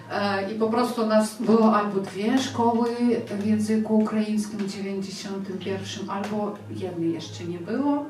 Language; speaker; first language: Polish; non-native, fluent; Ukrainian